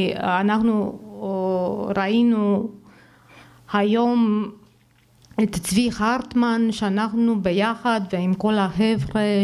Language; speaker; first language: Hebrew; non-native, fluent; Romanian